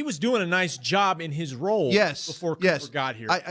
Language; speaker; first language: English; native; English